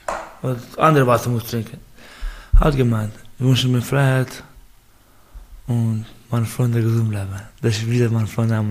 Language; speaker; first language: German; non-native, learner; Persian